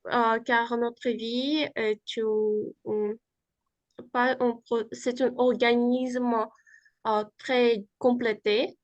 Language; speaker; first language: French; non-native, fluent; Uzbek